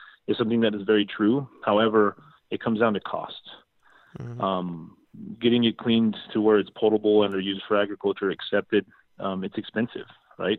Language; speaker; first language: English; native; English